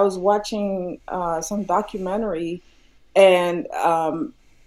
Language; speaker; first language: English; non-native, local second language; Yoruba